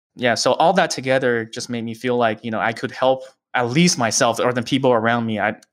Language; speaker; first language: English; early bilingual, other home language; Chinese